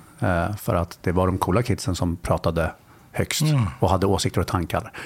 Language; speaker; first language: Swedish; native; Swedish